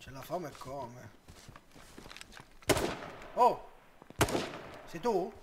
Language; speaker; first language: Italian; native; Italian